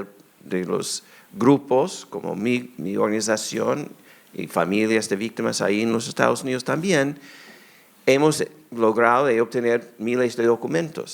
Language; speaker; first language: Spanish; non-native, fluent; English